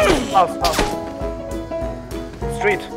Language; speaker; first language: English; non-native, learner; Chinese